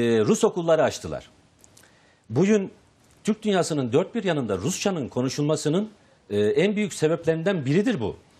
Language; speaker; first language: Turkish; native; Turkish